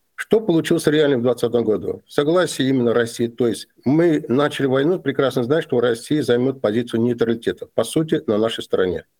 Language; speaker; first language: Russian; non-native, local second language; Azerbaijani